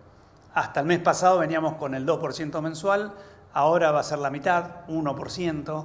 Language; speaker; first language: Spanish; native; Spanish